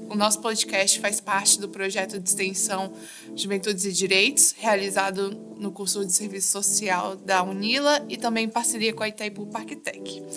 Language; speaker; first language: Portuguese; native; Portuguese